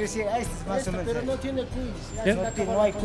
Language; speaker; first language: Spanish; non-native, learner; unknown